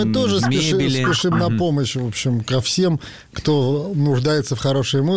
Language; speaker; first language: Russian; native; Russian